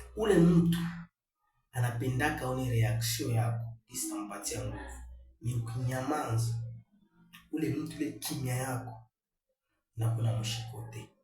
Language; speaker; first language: Swahili; native; Swahili